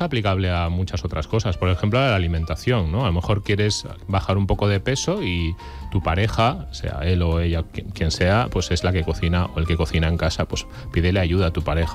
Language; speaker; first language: Spanish; native; Spanish